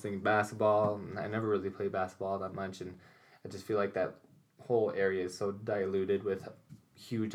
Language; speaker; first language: English; native; English